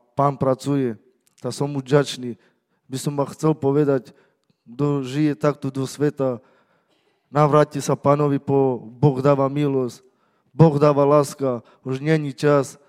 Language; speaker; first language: Slovak; non-native, local second language; Romany